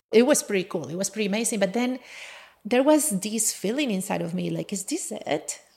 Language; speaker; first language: English; non-native, fluent; Spanish